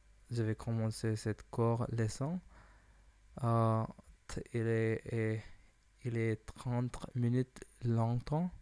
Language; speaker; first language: French; non-native, learner; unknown